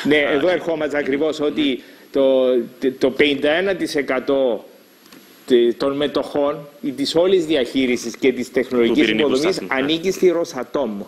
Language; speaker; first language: Greek; native; Greek